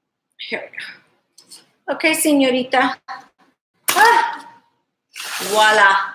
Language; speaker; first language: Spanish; non-native, learner; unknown